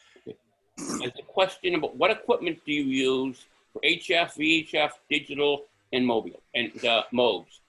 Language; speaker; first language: English; native; English